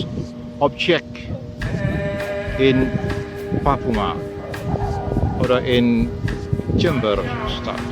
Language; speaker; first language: German; non-native, learner; Indonesian